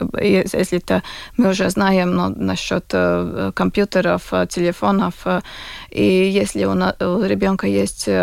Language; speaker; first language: Russian; non-native, local second language; Latvian